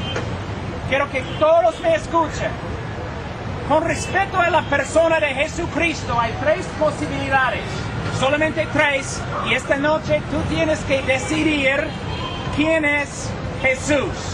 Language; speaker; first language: Spanish; non-native, fluent; English